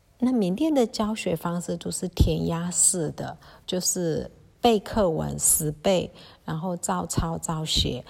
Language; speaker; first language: Chinese; early bilingual, heritage; Chinese